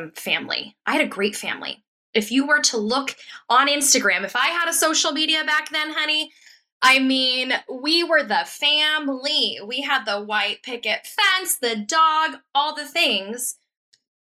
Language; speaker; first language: English; native; English